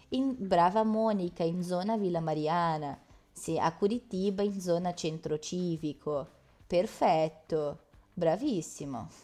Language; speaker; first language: Italian; non-native, fluent; Portuguese